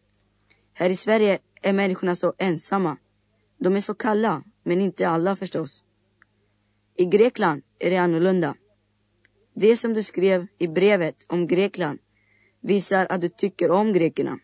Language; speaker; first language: Swedish; non-native, learner; Greek